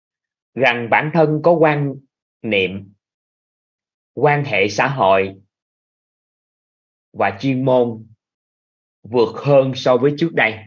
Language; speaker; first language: Vietnamese; native; Vietnamese